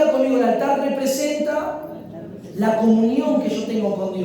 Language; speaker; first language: Spanish; native; Spanish